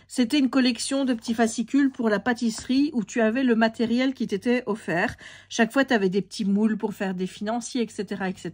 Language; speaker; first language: French; native; French